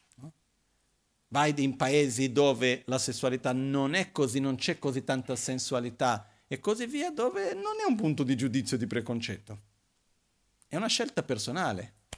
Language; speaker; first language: Italian; non-native, fluent; Portuguese